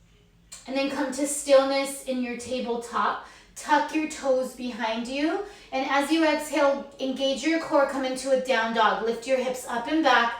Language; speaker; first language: English; native; English